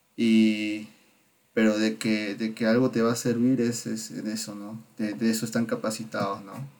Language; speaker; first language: Spanish; native; Spanish